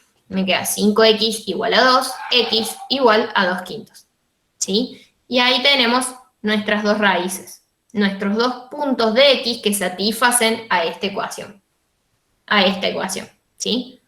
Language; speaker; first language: Spanish; native; Spanish